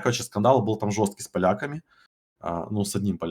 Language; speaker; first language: Russian; native; Russian